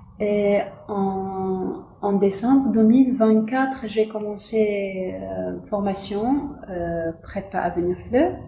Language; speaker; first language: French; non-native, learner; Arabic